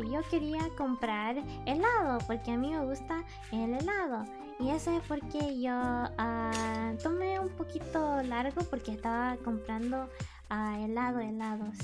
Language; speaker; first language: Spanish; early bilingual, heritage; Spanish